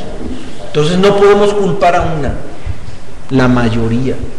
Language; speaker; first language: Spanish; native; Spanish